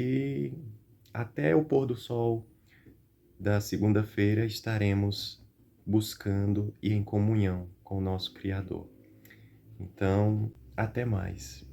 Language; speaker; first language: Portuguese; native; Portuguese